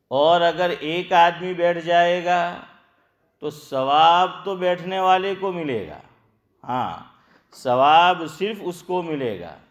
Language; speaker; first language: Hindi; non-native, local second language; Gujarati